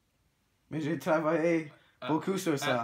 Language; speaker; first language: French; non-native, learner; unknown